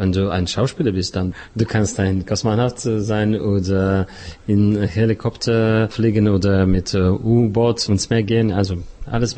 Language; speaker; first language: German; non-native, fluent; Russian